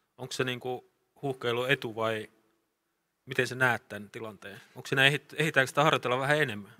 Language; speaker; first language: Finnish; native; Finnish